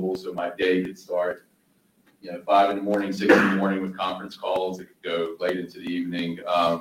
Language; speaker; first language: English; native; English